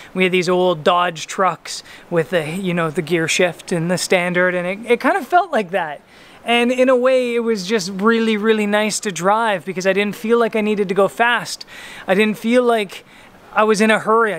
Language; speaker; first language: English; native; English